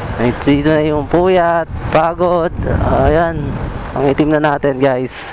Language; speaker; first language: Filipino; non-native, local second language; Bikol